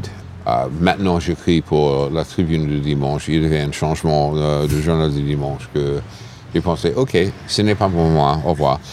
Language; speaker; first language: French; non-native, fluent; English